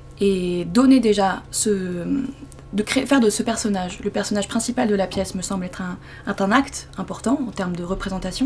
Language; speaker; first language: French; native; French